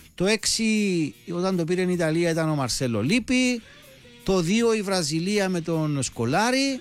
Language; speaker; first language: Greek; native; Greek